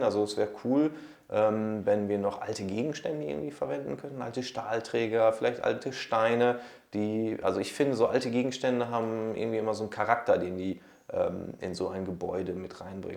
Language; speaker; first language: German; native; German